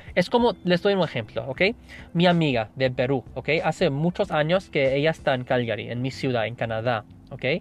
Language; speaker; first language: Spanish; non-native, fluent; English